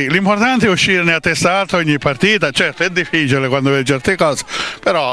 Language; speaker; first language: Italian; native; Italian